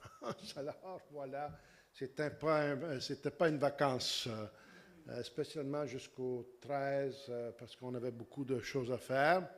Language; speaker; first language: French; native; French